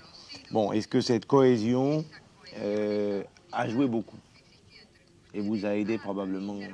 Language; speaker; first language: French; native; French